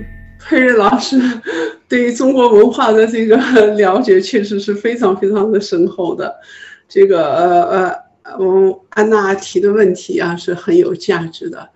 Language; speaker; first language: Chinese; native; Chinese